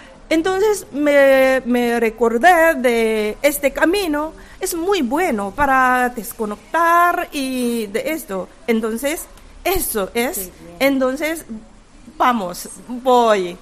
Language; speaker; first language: Spanish; non-native, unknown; Korean